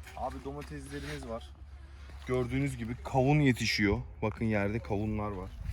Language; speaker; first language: Turkish; early bilingual, heritage; Turkish